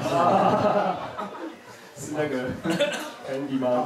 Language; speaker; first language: Chinese; native; Chinese